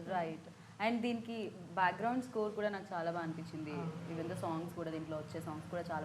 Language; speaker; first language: Telugu; native; Telugu